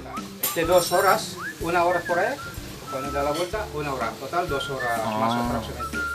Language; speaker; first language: Spanish; native; Spanish